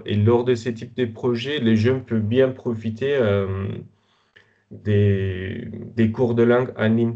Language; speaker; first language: French; non-native, fluent; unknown